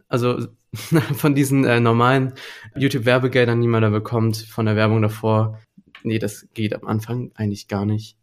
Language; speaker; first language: German; native; German